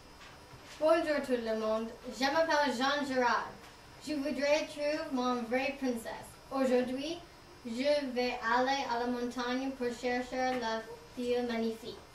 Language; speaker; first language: French; non-native, learner; English